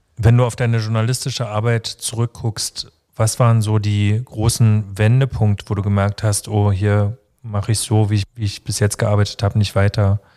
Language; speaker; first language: German; native; German